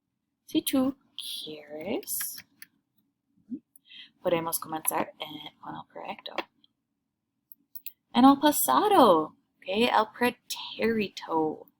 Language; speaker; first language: Spanish; non-native, learner; English